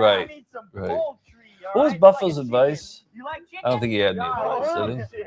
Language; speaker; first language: English; native; English